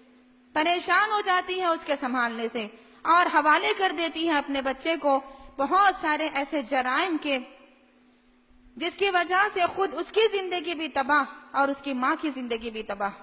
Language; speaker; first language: Urdu; native; Urdu